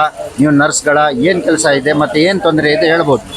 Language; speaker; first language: Kannada; non-native, local second language; Urdu